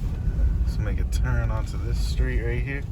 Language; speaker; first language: English; native; English